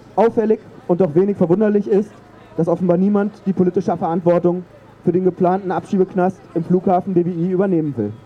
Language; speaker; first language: German; native; German